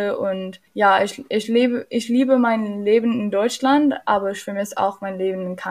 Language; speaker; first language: German; non-native, learner; English